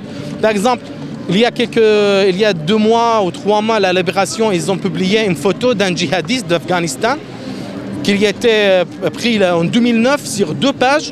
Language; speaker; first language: French; non-native, fluent; Arabic